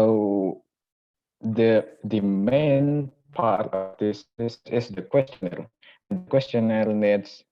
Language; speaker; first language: English; non-native, local second language; Indonesian